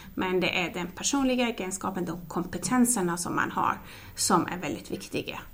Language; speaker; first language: Swedish; non-native, fluent; Persian